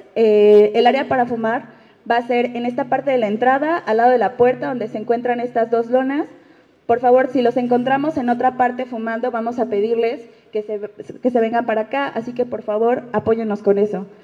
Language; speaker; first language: Spanish; native; Spanish